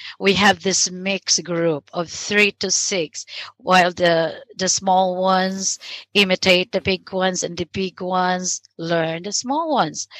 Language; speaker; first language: English; non-native, local second language; Filipino